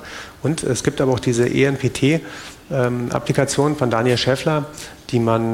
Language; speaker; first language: German; native; German